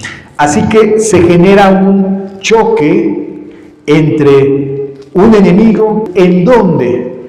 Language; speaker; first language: Spanish; native; Spanish